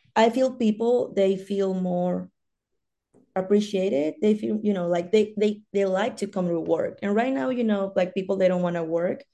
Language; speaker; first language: English; non-native, fluent; Spanish